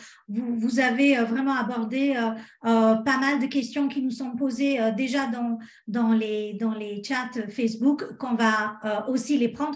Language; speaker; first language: French; native; French